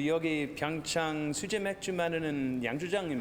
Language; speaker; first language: Korean; non-native, learner; English